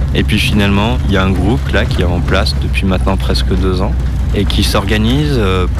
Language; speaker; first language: French; native; French